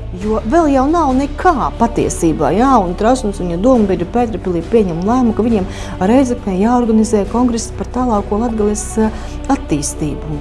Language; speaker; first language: Latvian; native; Latvian